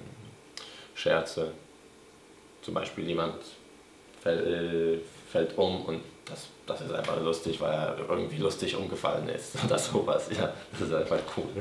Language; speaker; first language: German; non-native, fluent; Polish